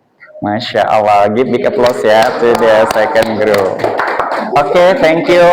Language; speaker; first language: English; non-native, fluent; Indonesian